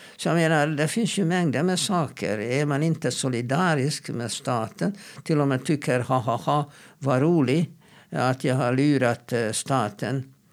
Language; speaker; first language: Swedish; non-native, fluent; Hungarian